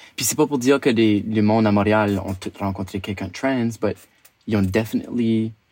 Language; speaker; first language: French; native; French